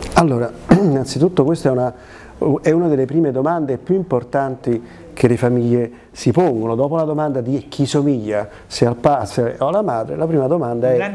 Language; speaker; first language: Italian; native; Italian